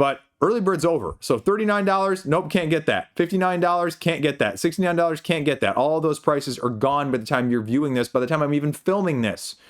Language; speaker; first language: English; native; English